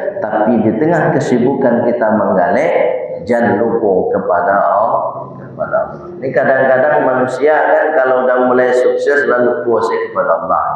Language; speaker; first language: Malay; non-native, local second language; Minangkabau